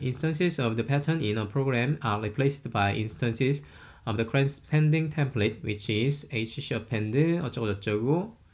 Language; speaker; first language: English; non-native, fluent; Korean